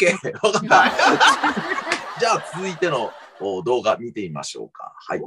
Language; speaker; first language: Japanese; native; Japanese